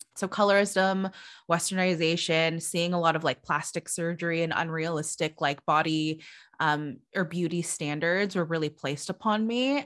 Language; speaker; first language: English; early bilingual, other home language; Filipino